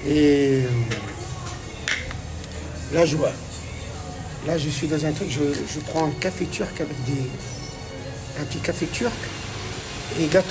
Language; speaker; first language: French; non-native, local second language; Arabic